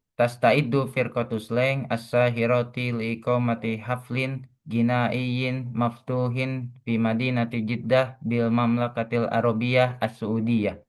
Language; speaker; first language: Arabic; non-native, learner; Indonesian